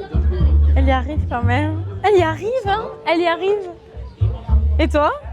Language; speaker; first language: French; native; French